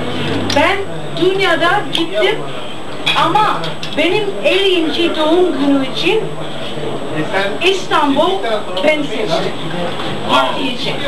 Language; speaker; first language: Turkish; non-native, learner; English